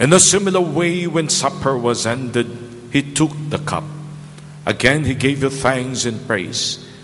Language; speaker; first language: English; non-native, local second language; Filipino